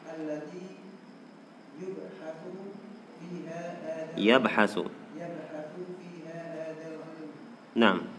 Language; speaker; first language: Arabic; non-native, fluent; Indonesian